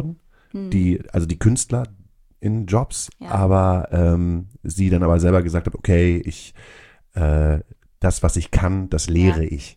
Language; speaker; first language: German; native; German